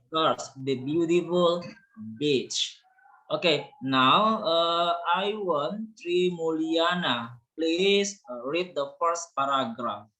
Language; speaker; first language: English; non-native, learner; Indonesian